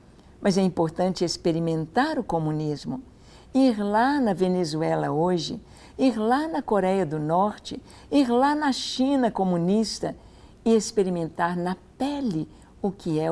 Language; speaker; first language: Portuguese; native; Portuguese